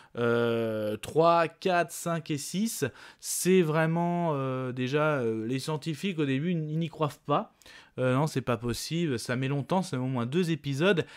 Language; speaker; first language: French; native; French